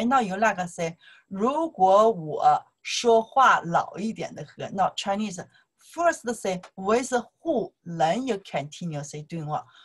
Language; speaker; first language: English; non-native, learner; Chinese